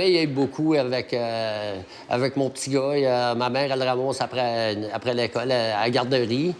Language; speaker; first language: French; native; French